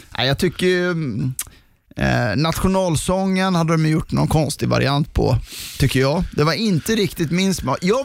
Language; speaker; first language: Swedish; native; Swedish